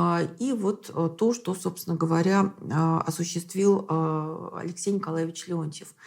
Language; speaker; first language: Russian; native; Russian